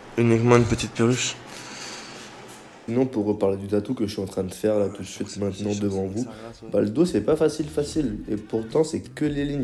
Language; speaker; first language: French; native; French